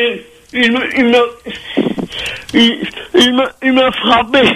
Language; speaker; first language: French; non-native, local second language; Réunion Creole French